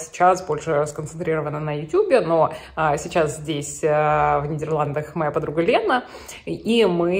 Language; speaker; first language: Russian; native; Russian